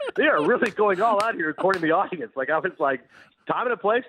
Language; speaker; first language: English; native; English